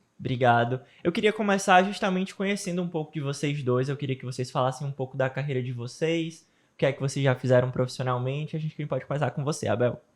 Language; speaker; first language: Portuguese; native; Portuguese